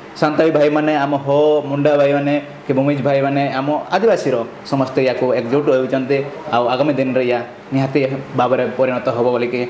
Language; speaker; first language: Odia; non-native, local second language; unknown